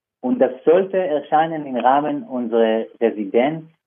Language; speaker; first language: German; non-native, fluent; Hebrew